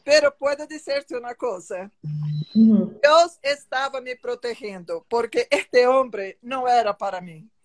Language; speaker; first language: Spanish; non-native, fluent; Portuguese